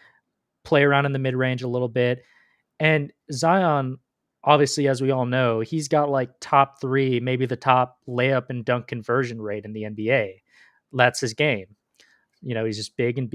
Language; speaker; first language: English; native; English